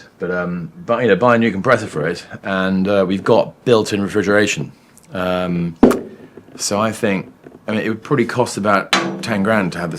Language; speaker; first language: English; native; English